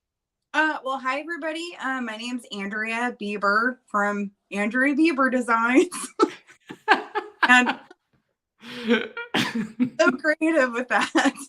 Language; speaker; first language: English; native; English